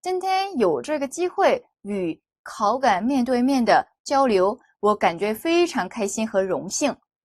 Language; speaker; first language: Chinese; non-native, fluent; Korean